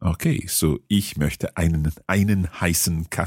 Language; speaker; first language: German; non-native, learner; English